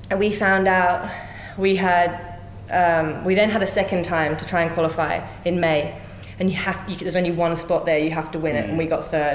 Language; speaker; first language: English; native; English